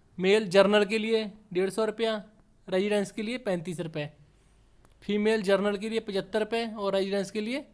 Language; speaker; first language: Hindi; non-native, local second language; Punjabi